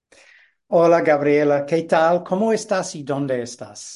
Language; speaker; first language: Spanish; non-native, fluent; English